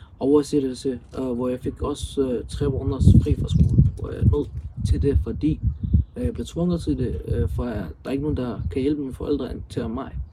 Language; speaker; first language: Danish; early bilingual, other home language; Arabic